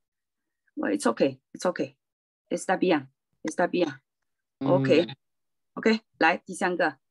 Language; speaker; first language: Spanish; non-native, fluent; Chinese